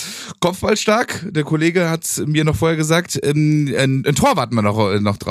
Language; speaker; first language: German; native; German